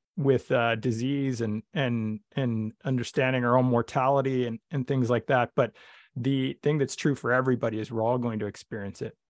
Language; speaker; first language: English; native; English